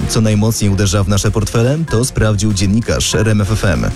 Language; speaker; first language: Polish; native; Polish